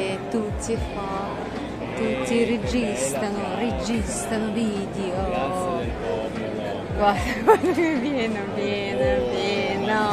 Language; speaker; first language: Italian; non-native, learner; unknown